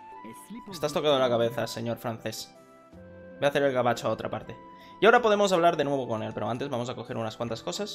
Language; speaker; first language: Spanish; native; Spanish